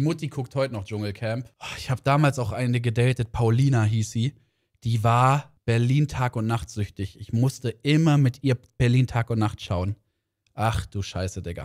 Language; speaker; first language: German; native; German